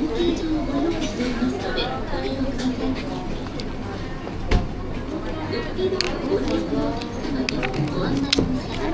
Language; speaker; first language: Japanese; native; Japanese